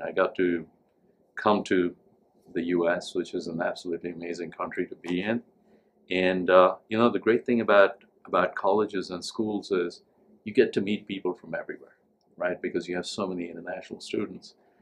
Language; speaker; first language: English; non-native, local second language; Hindi